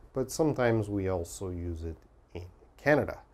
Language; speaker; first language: English; native; English